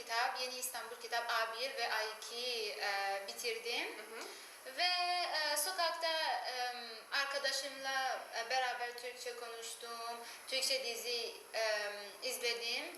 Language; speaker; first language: Turkish; non-native, learner; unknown